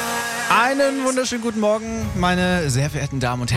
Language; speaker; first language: German; native; German